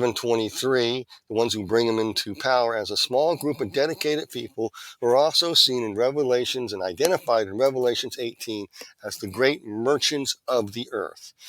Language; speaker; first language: English; native; English